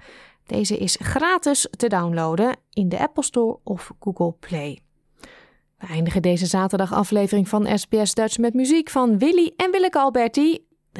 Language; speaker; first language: Dutch; native; Dutch